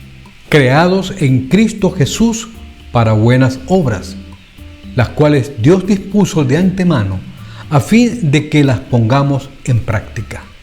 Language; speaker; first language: Spanish; native; Spanish